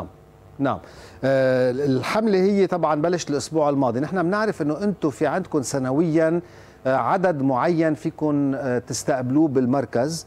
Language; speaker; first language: Arabic; native; Arabic